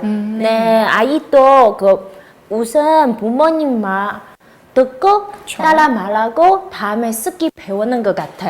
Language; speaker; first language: Korean; non-native, fluent; Chinese